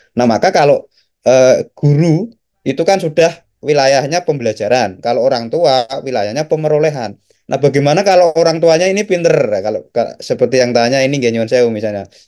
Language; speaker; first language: Indonesian; non-native, local second language; Javanese